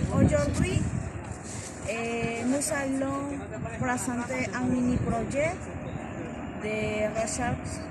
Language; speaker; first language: French; non-native, learner; Spanish